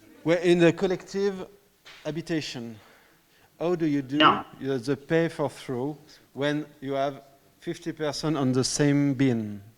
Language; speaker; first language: English; non-native, fluent; French